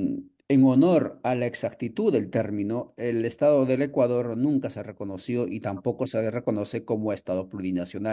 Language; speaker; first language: Spanish; native; Spanish